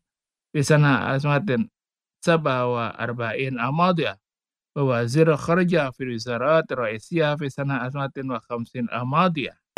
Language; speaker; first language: Arabic; non-native, fluent; Indonesian